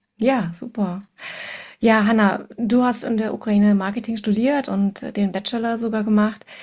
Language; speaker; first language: German; native; German